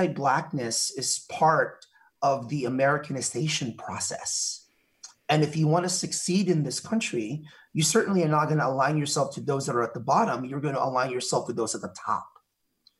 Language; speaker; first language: English; native; English